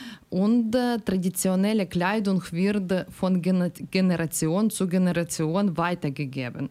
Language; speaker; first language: German; non-native, learner; Ukrainian